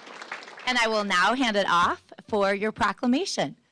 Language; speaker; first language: English; native; English